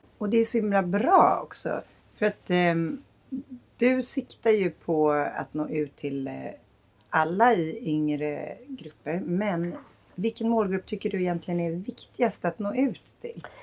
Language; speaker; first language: Swedish; native; Swedish